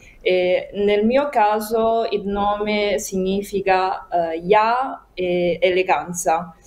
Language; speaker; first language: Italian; non-native, fluent; Chinese